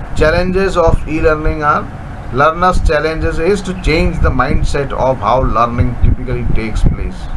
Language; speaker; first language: English; non-native, local second language; Hindi